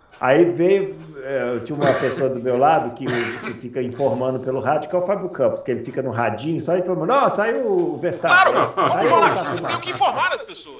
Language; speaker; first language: Portuguese; native; Portuguese